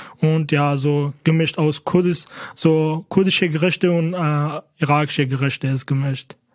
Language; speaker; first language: German; non-native, fluent; Kurdish